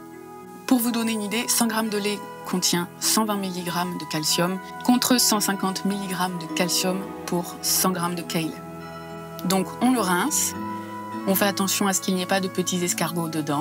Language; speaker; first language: French; native; French